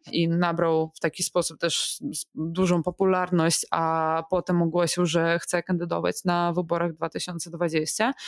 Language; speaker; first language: Polish; non-native, fluent; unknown